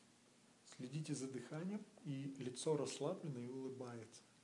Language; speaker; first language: Russian; native; Russian